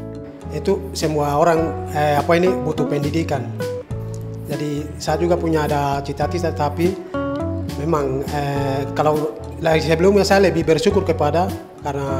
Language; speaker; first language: Indonesian; non-native, local second language; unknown